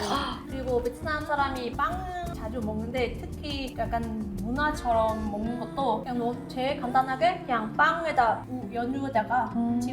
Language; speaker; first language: Korean; non-native, fluent; Vietnamese